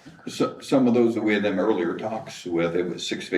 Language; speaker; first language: English; native; English